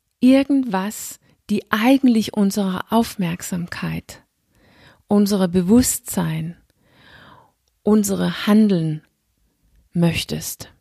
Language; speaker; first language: German; non-native, fluent; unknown